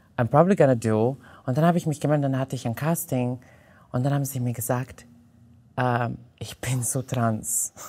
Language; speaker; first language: German; non-native, fluent; Serbian